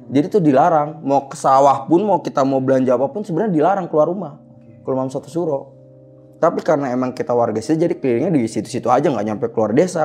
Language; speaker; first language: Indonesian; native; Indonesian